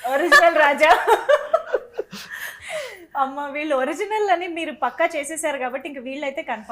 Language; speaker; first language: Telugu; native; Telugu